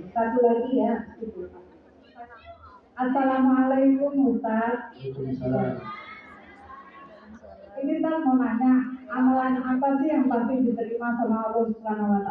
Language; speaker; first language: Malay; non-native, local second language; Javanese